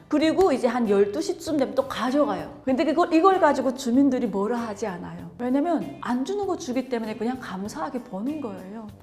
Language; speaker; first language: Korean; native; Korean